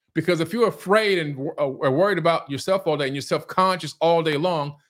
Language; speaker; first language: English; native; English